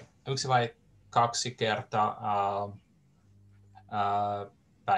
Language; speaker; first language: Finnish; non-native, learner; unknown